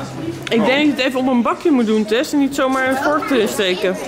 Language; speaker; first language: Dutch; native; Dutch